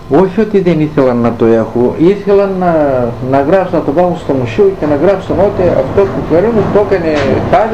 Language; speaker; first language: Greek; native; Greek